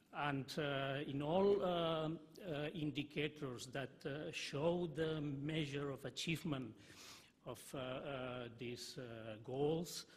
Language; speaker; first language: English; non-native, fluent; Catalan